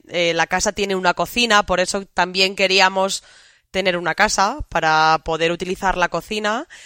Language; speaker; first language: Spanish; native; Spanish